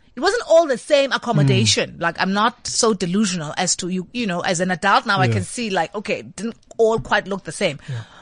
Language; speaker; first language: English; non-native, local second language; Xhosa